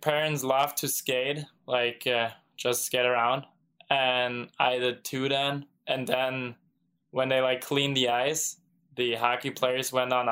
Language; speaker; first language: English; non-native, fluent; German